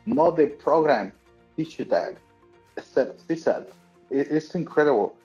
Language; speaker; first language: English; native; English